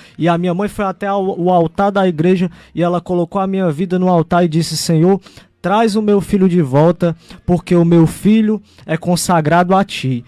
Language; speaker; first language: Portuguese; native; Portuguese